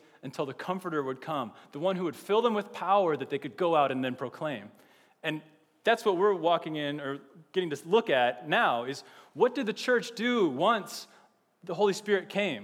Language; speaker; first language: English; native; English